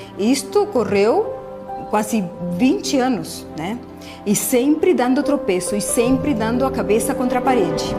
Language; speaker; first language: Portuguese; non-native, fluent; Spanish